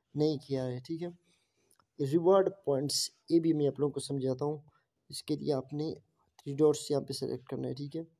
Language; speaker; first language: Urdu; non-native, local second language; Baluchi